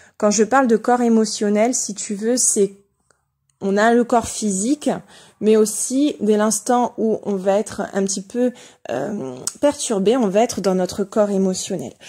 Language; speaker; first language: French; native; French